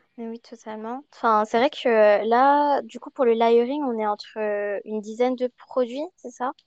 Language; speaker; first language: French; early bilingual, other home language; Chinese